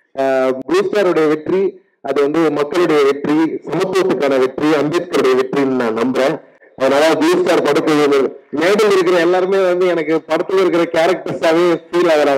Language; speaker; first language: Tamil; native; Tamil